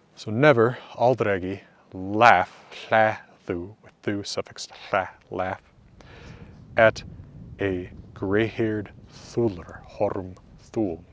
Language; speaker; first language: English; native; English